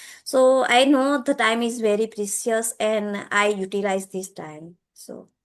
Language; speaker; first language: English; non-native, learner; Gujarati